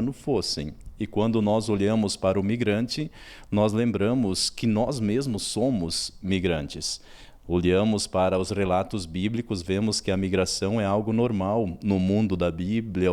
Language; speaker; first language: Portuguese; native; Portuguese